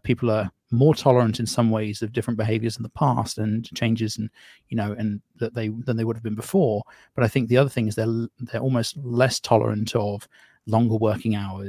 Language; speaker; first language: English; native; English